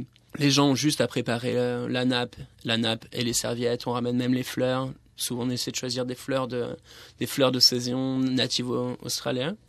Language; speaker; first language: French; native; French